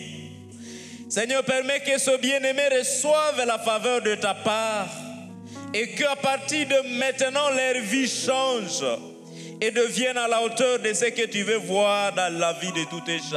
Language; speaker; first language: French; non-native, local second language; Swahili